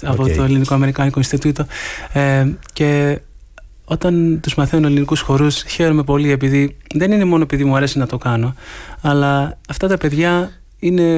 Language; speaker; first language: Greek; early bilingual, heritage; Greek